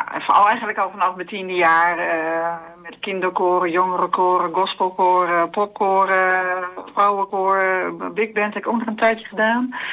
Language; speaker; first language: Dutch; native; Dutch